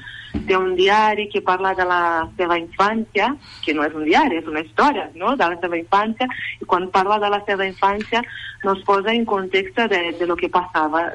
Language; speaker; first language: Catalan; non-native, fluent; Portuguese